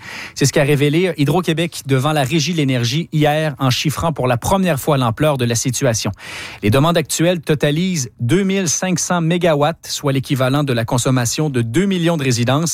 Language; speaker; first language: French; native; French